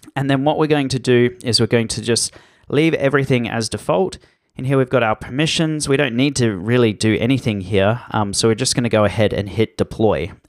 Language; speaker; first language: English; native; English